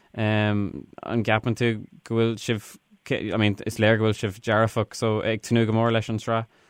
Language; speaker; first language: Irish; non-native, local second language; English